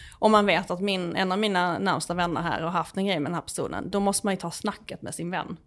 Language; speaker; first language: Swedish; native; Swedish